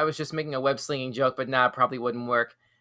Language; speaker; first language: English; native; English